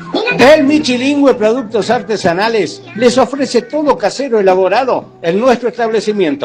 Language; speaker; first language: Spanish; native; Spanish